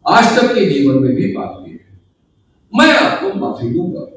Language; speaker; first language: Hindi; non-native, local second language; Marathi